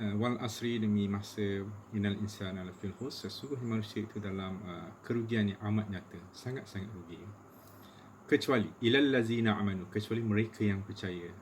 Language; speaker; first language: Malay; native; Malay